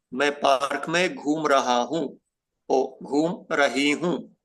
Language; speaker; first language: Hindi; non-native, fluent; Ukrainian